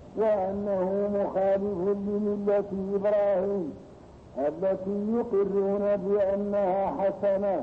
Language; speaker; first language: Arabic; native; Arabic